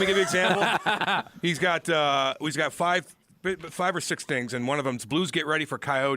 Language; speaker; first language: English; native; English